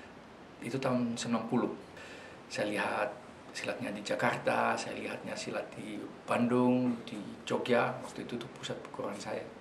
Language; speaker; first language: Indonesian; non-native, fluent; Dutch